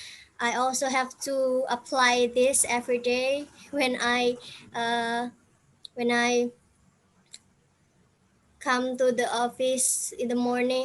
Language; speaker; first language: English; non-native, fluent; Indonesian